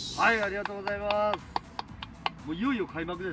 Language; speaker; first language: Japanese; native; Japanese